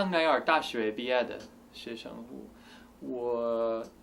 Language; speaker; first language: Chinese; non-native, fluent; English